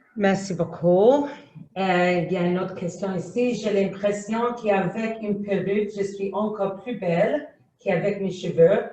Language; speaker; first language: French; non-native, learner; English